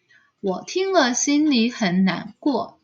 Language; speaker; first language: Chinese; non-native, fluent; Indonesian